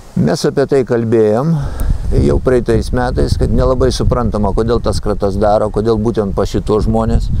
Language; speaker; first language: Lithuanian; native; Lithuanian